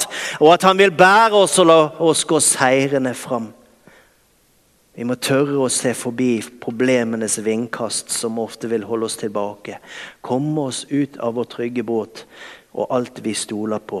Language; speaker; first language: Norwegian; native; Norwegian